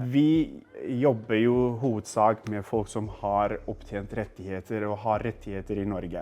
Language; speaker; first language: Norwegian; non-native, fluent; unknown